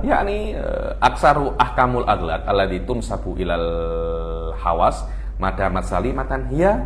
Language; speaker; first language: Arabic; non-native, fluent; Indonesian